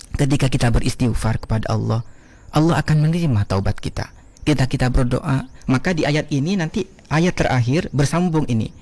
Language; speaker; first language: Indonesian; non-native, local second language; Madurese